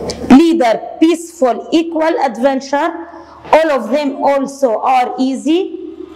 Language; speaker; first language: English; non-native, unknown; Arabic